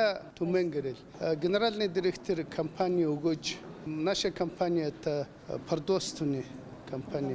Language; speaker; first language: Russian; non-native, learner; Mongolian